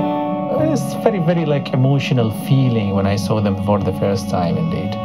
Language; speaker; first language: English; non-native, fluent; Arabic